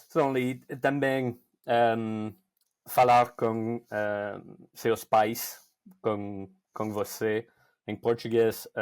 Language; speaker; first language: Portuguese; non-native, learner; French